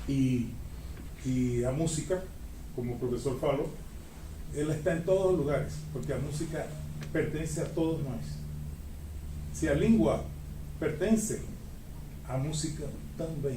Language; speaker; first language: Portuguese; non-native, fluent; Spanish